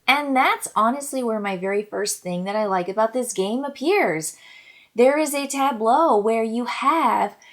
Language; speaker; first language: English; native; English